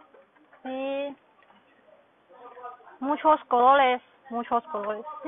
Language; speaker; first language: Spanish; non-native, learner; Chinese